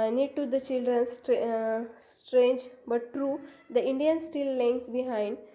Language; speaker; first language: English; non-native, local second language; Marathi